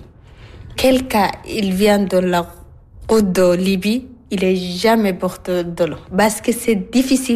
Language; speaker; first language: French; non-native, learner; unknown